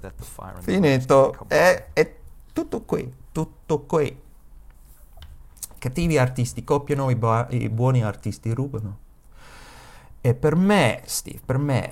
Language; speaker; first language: Italian; non-native, learner; English